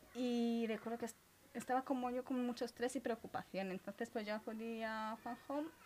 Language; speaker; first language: Spanish; early bilingual, other home language; Romanian